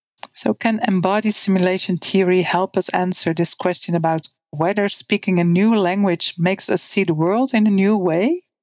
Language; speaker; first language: English; non-native, fluent; Dutch